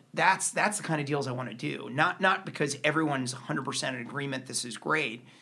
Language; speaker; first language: English; native; English